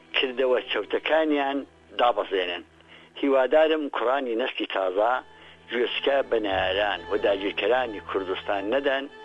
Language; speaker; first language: Central Kurdish; native; Central Kurdish